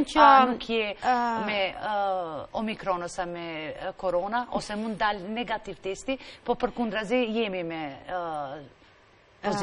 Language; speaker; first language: Albanian; native; Albanian